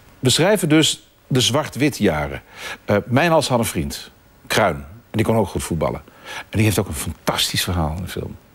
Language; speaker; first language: Dutch; native; Dutch